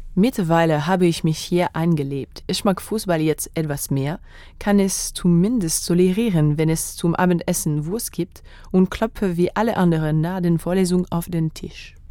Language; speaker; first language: German; non-native, fluent; French